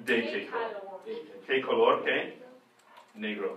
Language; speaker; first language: Spanish; non-native, fluent; English